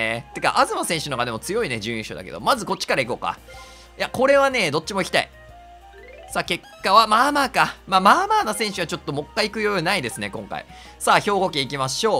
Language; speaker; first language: Japanese; native; Japanese